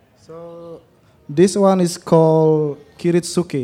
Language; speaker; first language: English; non-native, learner; Indonesian